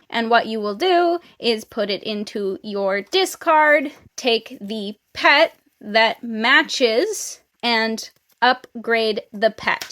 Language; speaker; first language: English; native; English